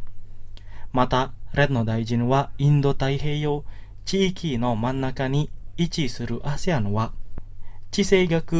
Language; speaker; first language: Japanese; non-native, fluent; Indonesian